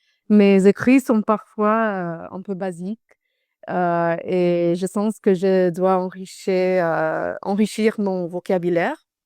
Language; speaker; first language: French; non-native, fluent; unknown